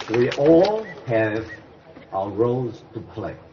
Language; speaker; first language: English; non-native, local second language; Chinese